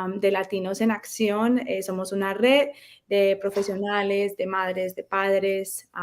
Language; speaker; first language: Spanish; early bilingual, heritage; Spanish